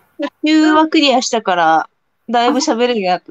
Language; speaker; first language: Japanese; native; Japanese